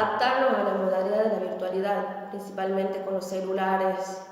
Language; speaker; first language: Spanish; native; Spanish